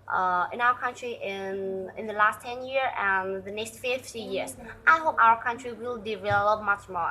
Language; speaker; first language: English; non-native, learner; Vietnamese